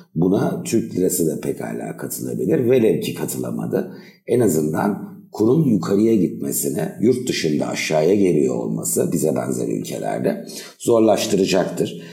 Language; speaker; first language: Turkish; native; Turkish